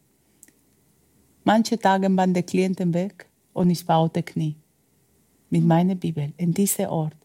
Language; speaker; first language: German; non-native, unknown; Spanish